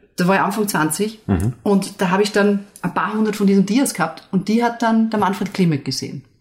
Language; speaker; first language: German; native; German